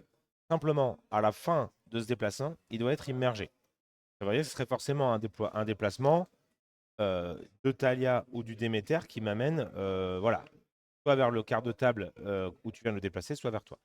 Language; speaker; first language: French; native; French